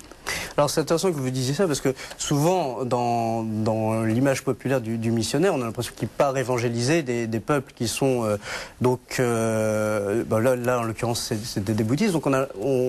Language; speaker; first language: French; native; French